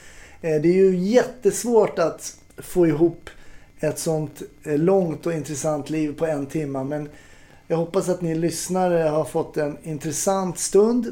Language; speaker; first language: Swedish; native; Swedish